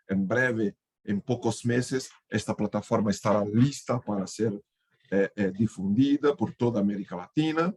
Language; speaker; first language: Spanish; non-native, fluent; Portuguese